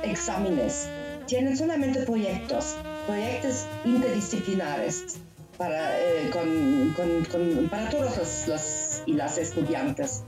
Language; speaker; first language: Spanish; non-native, learner; German